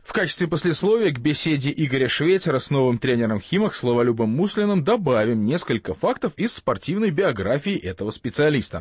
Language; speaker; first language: Russian; native; Russian